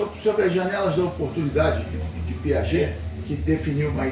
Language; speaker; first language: Portuguese; native; Portuguese